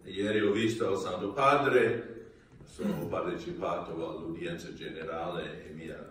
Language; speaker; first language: Italian; non-native, learner; English